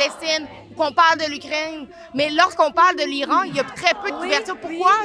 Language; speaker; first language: French; native; French